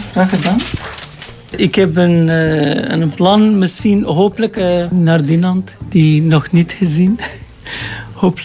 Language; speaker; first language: Dutch; non-native, learner; Arabic